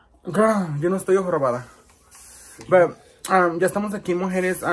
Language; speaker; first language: Spanish; early bilingual, heritage; Spanish